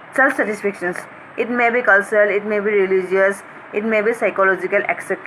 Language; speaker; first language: English; non-native, local second language; Assamese